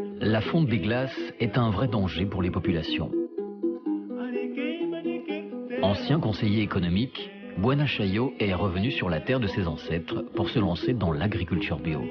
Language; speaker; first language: French; native; French